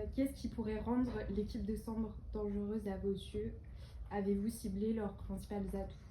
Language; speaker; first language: French; native; French